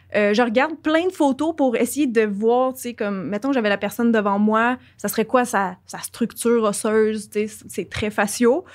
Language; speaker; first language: French; native; French